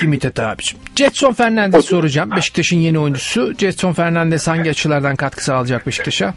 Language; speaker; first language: Turkish; native; Turkish